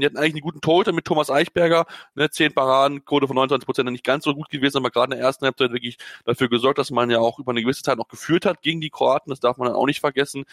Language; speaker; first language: German; native; German